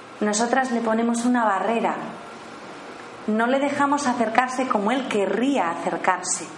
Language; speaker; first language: Spanish; native; Spanish